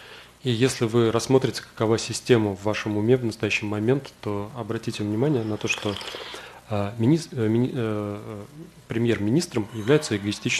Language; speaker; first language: Russian; native; Russian